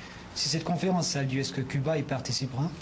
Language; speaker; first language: French; native; French